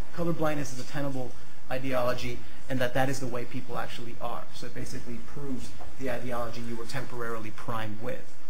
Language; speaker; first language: English; native; English